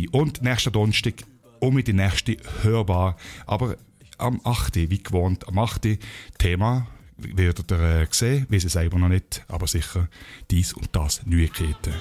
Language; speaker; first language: German; native; German